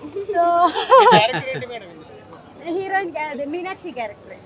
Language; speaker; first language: Telugu; non-native, learner; Malayalam